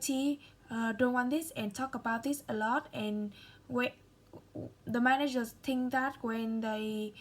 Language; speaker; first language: English; non-native, learner; Vietnamese